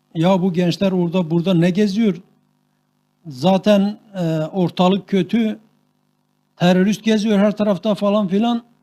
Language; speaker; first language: Turkish; non-native, local second language; Kurdish